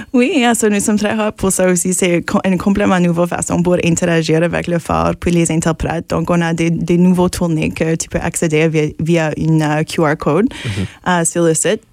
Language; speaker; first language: French; non-native, local second language; English